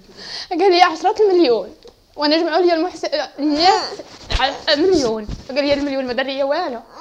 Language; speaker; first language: Arabic; native; Arabic